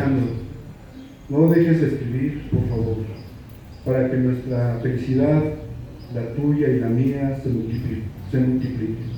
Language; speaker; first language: Spanish; native; Spanish